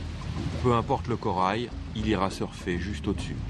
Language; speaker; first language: French; native; French